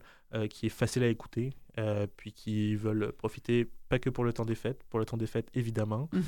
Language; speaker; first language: French; native; French